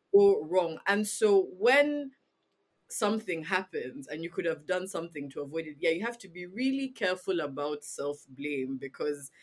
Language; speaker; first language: English; non-native, local second language; Ganda